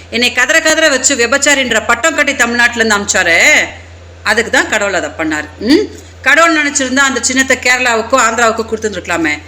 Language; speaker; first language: Tamil; native; Tamil